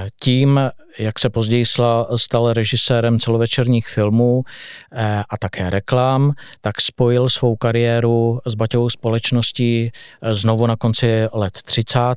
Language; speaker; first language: Czech; native; Czech